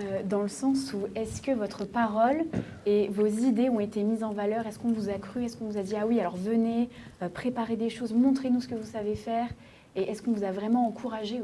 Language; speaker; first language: French; native; French